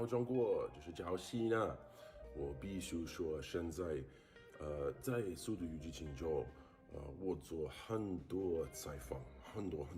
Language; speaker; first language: Chinese; non-native, learner; English